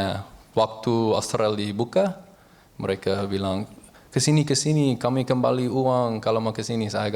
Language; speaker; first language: Indonesian; non-native, learner; English